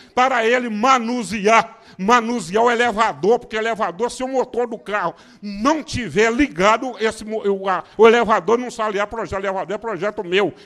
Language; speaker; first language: Portuguese; native; Portuguese